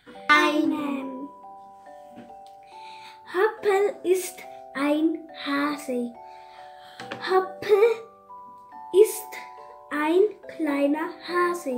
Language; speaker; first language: German; early bilingual, other home language; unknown